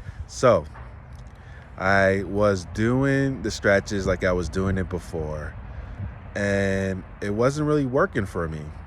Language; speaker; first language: English; native; English